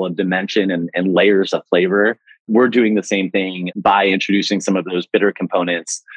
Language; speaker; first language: English; native; English